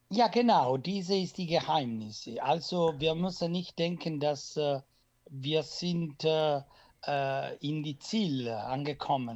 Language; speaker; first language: German; non-native, fluent; Italian